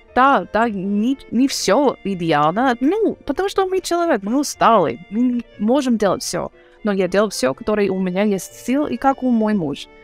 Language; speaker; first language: Russian; non-native, learner; English